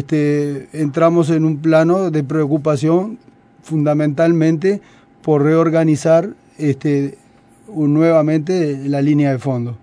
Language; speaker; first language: Spanish; native; Spanish